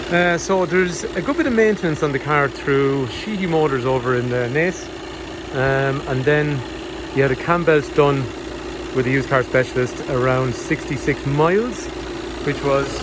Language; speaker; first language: English; native; English